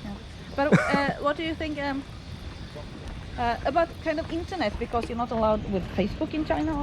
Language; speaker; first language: English; non-native, learner; Swedish